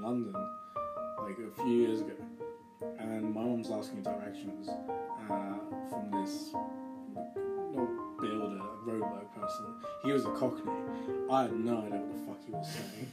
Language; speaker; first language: English; native; English